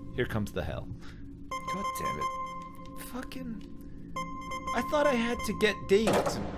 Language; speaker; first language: English; native; English